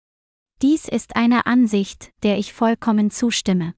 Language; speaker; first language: German; non-native, learner; Vietnamese